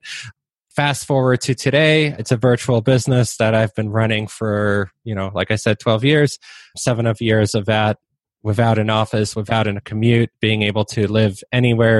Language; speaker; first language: English; non-native, fluent; Polish